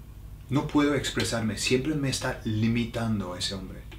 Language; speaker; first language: Spanish; non-native, fluent; English